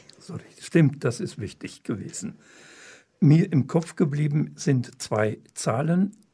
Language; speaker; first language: German; native; German